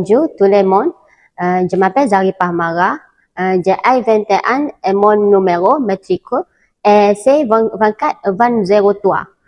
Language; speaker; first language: French; non-native, learner; Malay